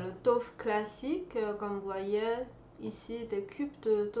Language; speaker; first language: French; non-native, fluent; Chinese